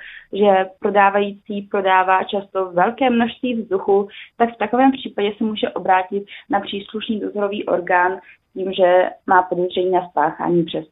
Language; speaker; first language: Czech; native; Czech